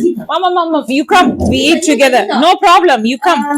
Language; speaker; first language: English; non-native, local second language; Tamil